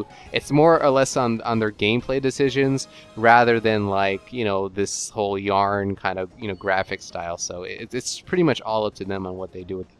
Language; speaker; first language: English; native; English